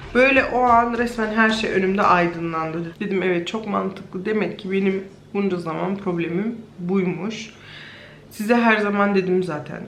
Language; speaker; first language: Turkish; early bilingual, heritage; Turkish